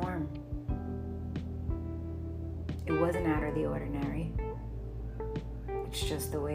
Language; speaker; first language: English; native; English